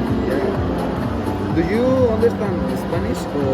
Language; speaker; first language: English; non-native, learner; Spanish